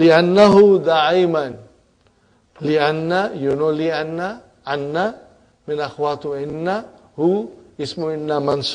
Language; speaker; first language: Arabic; non-native, fluent; Urdu